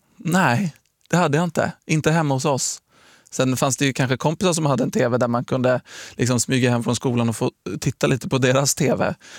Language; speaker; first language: Swedish; native; Swedish